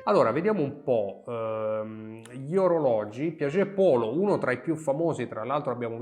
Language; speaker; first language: Italian; native; Italian